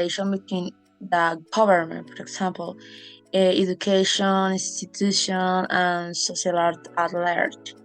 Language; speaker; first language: English; non-native, learner; Spanish